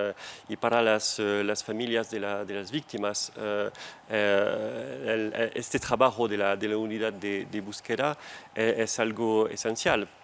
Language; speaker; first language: Spanish; non-native, fluent; French